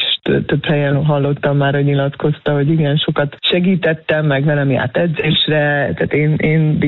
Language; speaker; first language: Hungarian; native; Hungarian